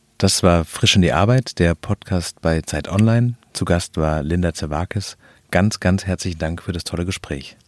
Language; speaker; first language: German; native; German